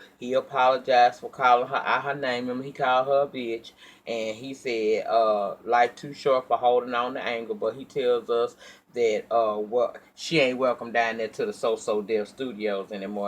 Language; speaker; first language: English; native; English